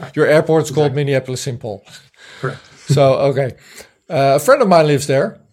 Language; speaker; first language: English; non-native, fluent; Dutch